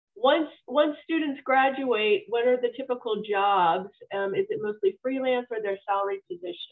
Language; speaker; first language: English; native; English